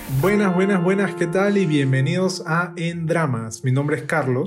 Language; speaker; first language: Spanish; native; Spanish